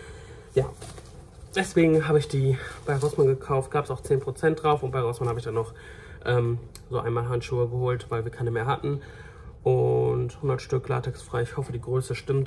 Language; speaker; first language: German; native; German